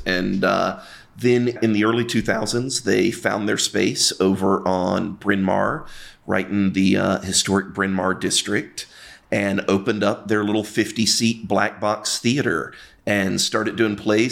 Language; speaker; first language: English; native; English